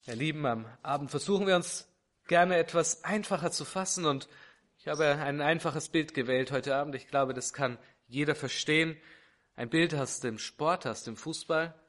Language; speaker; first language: German; native; German